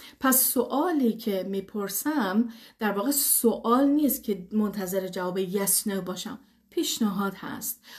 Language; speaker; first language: Persian; non-native, fluent; English